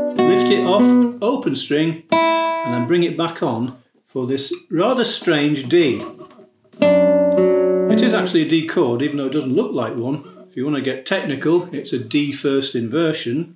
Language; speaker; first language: English; native; English